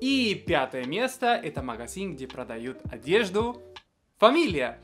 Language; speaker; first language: Russian; non-native, fluent; Spanish